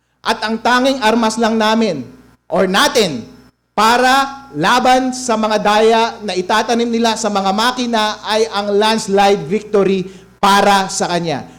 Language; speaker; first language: Filipino; non-native, local second language; Iloko